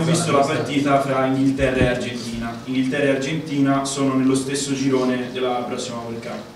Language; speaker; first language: Italian; native; Italian